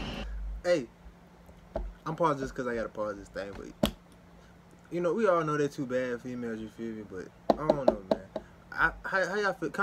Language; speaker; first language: English; native; English